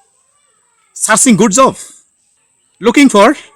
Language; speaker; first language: English; non-native, learner; Bangla